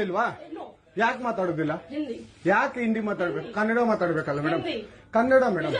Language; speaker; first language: Kannada; native; Kannada